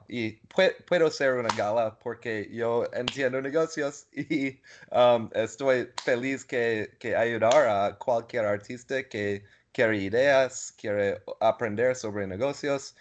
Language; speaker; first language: Spanish; non-native, learner; English